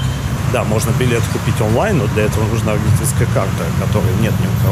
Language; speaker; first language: Russian; native; Russian